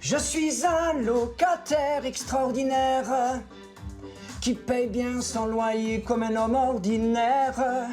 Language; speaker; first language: French; native; French